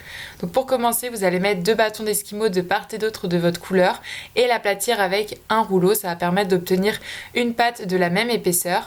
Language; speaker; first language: French; native; French